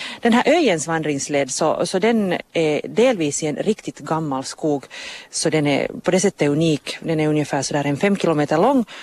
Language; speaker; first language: Swedish; native; Swedish